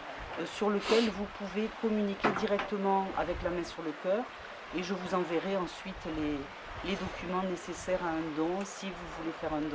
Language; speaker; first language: French; native; French